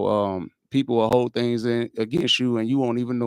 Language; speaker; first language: English; native; English